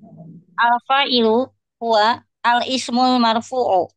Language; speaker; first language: Arabic; non-native, learner; Indonesian